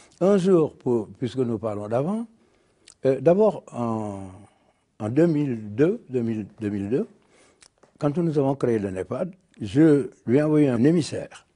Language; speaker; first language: French; non-native, local second language; Wolof